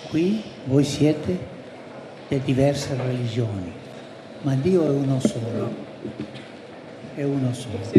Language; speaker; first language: Italian; non-native, fluent; Spanish